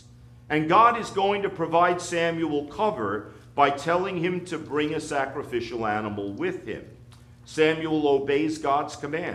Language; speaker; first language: English; native; English